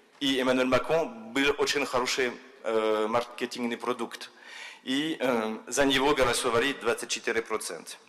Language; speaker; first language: Russian; non-native, fluent; French